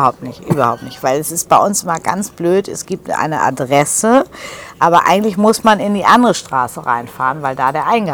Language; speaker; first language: German; native; German